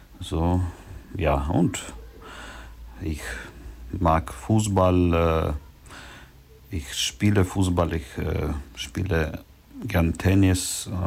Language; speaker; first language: German; non-native, learner; Ukrainian